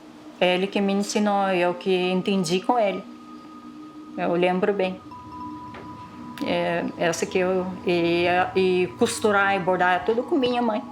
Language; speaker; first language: Portuguese; non-native, local second language; Russian